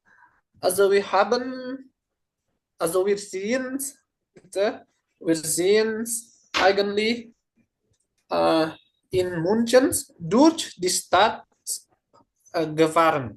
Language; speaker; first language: German; non-native, learner; Indonesian